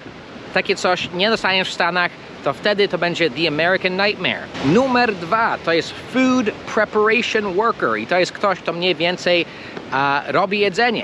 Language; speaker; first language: Polish; early bilingual, heritage; Polish